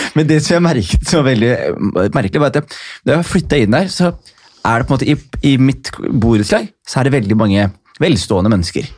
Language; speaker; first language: Norwegian; early bilingual, other home language; Somali